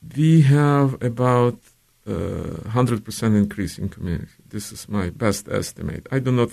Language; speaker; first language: English; non-native, fluent; Ukrainian